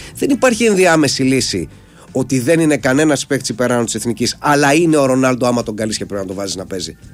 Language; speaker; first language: Greek; native; Greek